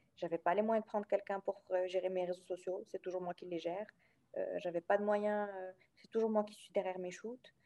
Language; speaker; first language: French; non-native, local second language; Arabic